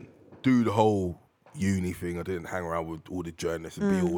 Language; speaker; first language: English; native; English